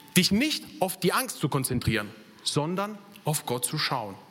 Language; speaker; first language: German; non-native, fluent; Italian